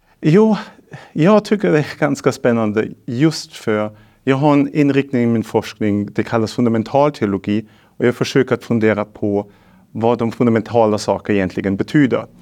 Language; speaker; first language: Swedish; non-native, fluent; German